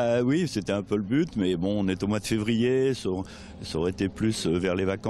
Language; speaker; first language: French; native; French